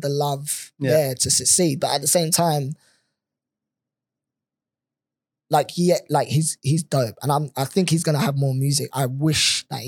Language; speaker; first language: English; native; English